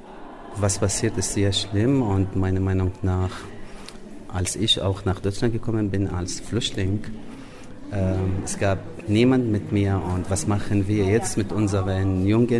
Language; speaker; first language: German; non-native, learner; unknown